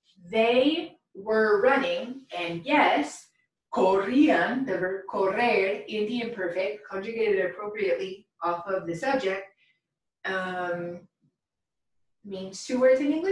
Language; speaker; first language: English; native; English